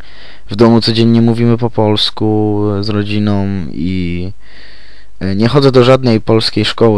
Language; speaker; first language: Polish; early bilingual, heritage; Polish